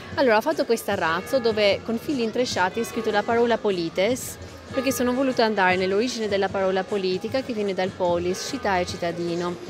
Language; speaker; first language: Italian; non-native, fluent; Albanian